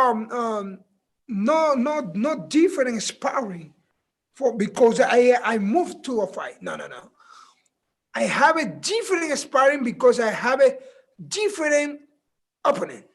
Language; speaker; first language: English; non-native, learner; Spanish